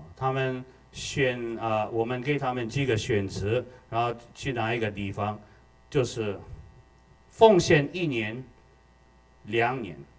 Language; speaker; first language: Chinese; non-native, fluent; Filipino